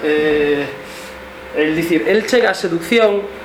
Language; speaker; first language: Spanish; non-native, local second language; Galician